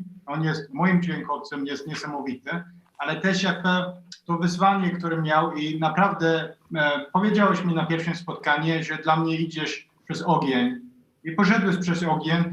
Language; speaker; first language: Polish; non-native, fluent; Swedish